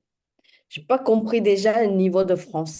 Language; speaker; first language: French; non-native, fluent; Chinese